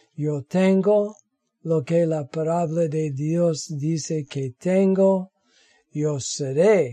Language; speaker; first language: Spanish; non-native, learner; English